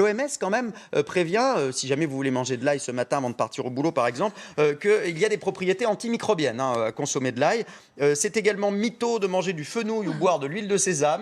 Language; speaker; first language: French; native; French